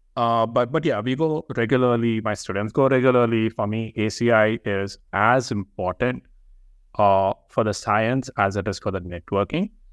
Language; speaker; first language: English; non-native, local second language; Telugu